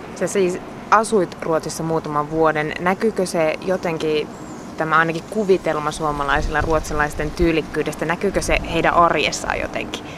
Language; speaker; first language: Finnish; native; Finnish